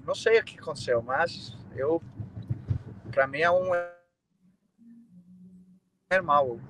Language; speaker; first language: Portuguese; non-native, fluent; English